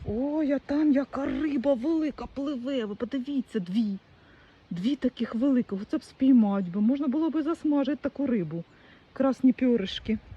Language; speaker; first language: Ukrainian; non-native, local second language; Russian